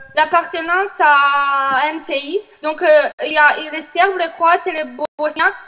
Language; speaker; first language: French; non-native, fluent; Bosnian